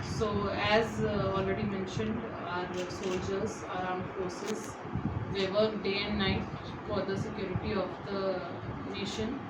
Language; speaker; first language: English; non-native, local second language; Telugu